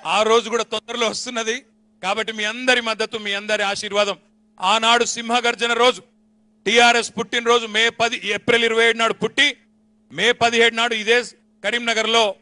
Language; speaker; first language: Telugu; native; Telugu